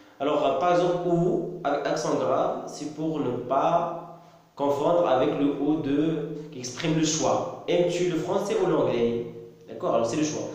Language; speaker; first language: French; non-native, local second language; Arabic